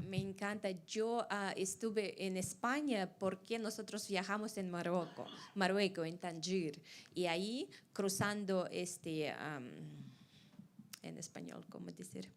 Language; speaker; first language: Spanish; non-native, fluent; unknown